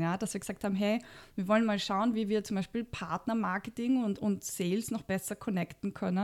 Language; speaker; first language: German; native; German